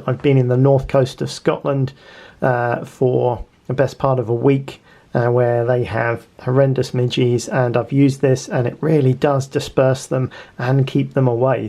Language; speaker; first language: English; native; English